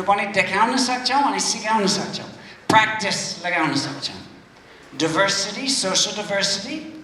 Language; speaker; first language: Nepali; non-native, fluent; English